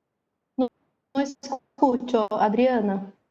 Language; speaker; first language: Spanish; non-native, learner; Portuguese